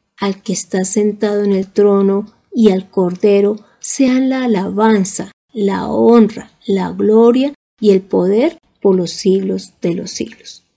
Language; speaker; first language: Spanish; native; Spanish